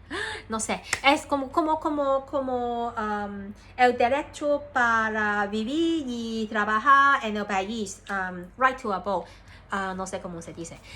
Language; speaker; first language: Spanish; non-native, learner; Cantonese